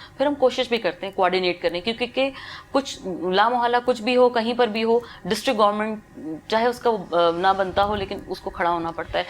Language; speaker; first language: Urdu; native; Urdu